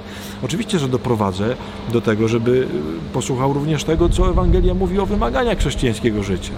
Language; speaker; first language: Polish; native; Polish